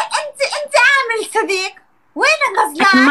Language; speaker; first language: Arabic; non-native, learner; Turkish